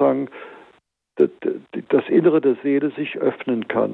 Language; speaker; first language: German; native; German